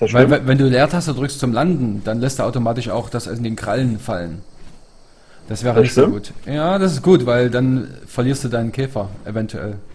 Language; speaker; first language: German; native; German